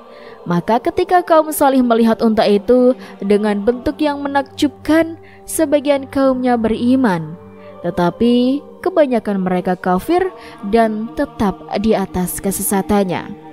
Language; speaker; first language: Indonesian; native; Indonesian